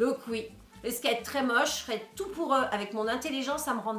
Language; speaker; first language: French; native; French